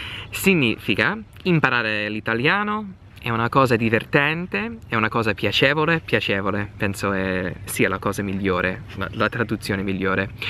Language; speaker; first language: Italian; non-native, fluent; English